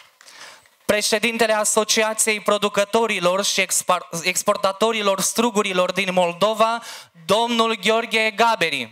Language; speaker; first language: Romanian; native; Romanian